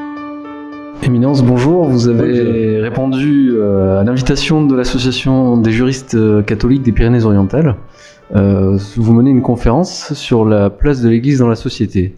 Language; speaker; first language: French; native; French